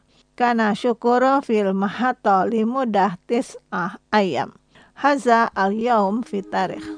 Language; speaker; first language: Arabic; non-native, learner; Indonesian